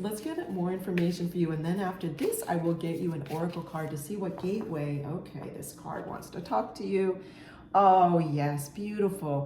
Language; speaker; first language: English; native; English